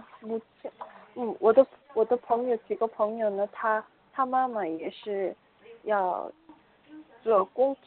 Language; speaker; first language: Chinese; non-native, learner; Korean